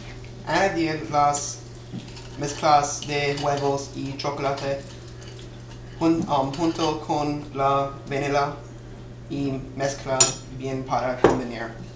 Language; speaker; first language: Spanish; non-native, learner; English